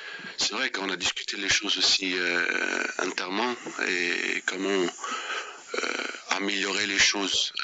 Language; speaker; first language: French; non-native, fluent; Danish